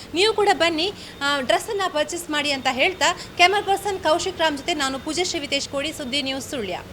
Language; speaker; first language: Kannada; native; Kannada